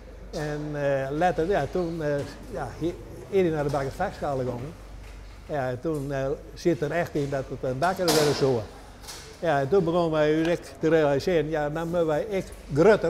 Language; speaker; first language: Dutch; native; Dutch